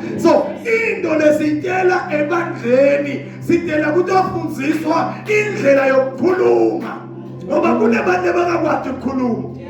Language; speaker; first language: Zulu; non-native, local second language; Swati